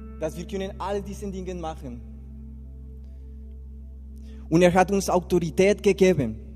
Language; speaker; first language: German; non-native, learner; Spanish